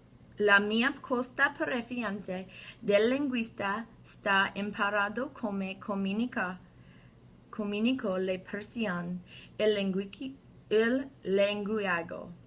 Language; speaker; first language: Italian; non-native, learner; English